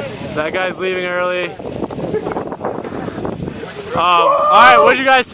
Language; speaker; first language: English; native; English